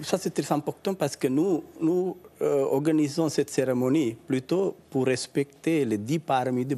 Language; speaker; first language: French; non-native, learner; Sinhala